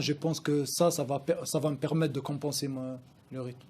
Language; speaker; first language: French; non-native, local second language; Arabic